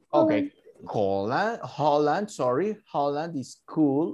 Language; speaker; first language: English; non-native, fluent; Spanish